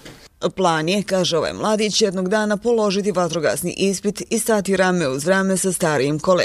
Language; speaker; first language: Serbian; native; Serbian